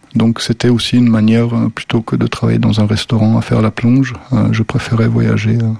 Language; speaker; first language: French; early bilingual, other home language; Slovenian